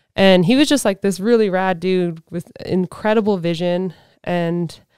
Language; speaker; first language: English; native; English